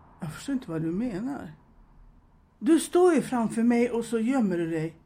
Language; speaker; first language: Swedish; non-native, fluent; Romanian